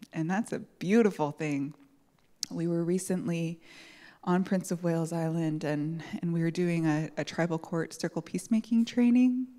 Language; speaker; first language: English; native; English